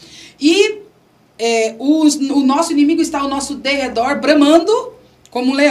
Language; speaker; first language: Portuguese; native; Portuguese